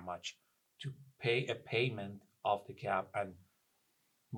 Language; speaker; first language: English; non-native, fluent; Persian